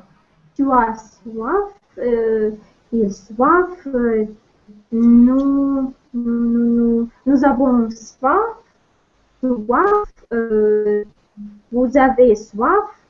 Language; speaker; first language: French; non-native, learner; Russian